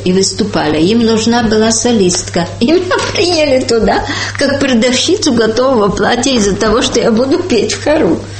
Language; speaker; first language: Russian; early bilingual, heritage; Russian